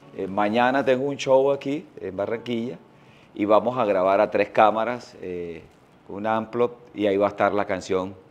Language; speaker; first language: Spanish; native; Spanish